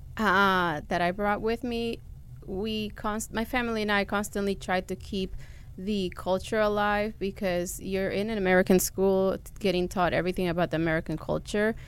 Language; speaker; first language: English; early bilingual, other home language; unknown